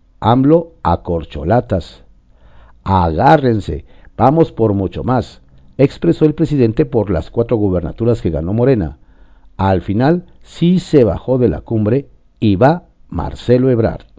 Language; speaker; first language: Spanish; native; Spanish